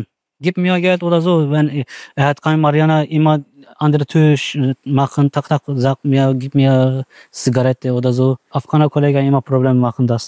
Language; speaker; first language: German; non-native, learner; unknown